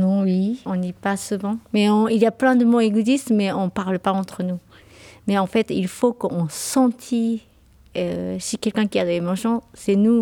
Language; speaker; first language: French; non-native, learner; Japanese